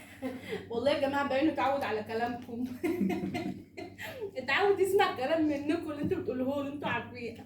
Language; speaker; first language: Arabic; native; Arabic